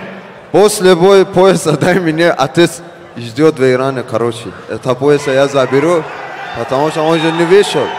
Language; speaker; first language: Russian; non-native, learner; Persian